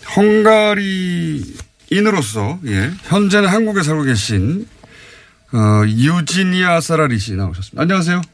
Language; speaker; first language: Korean; native; Korean